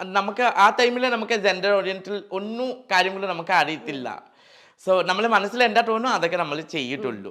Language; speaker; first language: Malayalam; non-native, local second language; Assamese